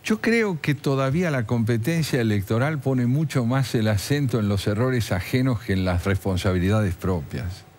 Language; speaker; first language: Spanish; native; Spanish